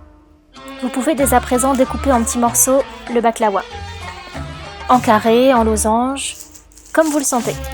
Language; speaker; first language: French; native; French